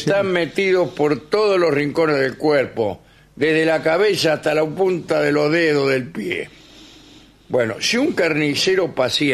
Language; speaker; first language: Spanish; native; Spanish